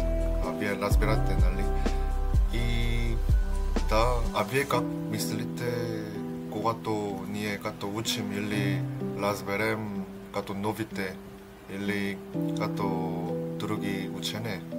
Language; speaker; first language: Bulgarian; non-native, learner; Korean